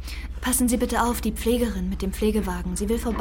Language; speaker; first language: German; non-native, fluent; Persian